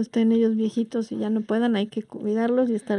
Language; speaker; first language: Spanish; native; Spanish